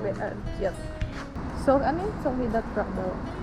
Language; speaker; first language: English; non-native, local second language; Filipino